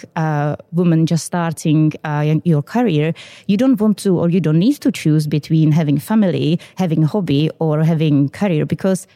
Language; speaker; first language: English; non-native, fluent; Czech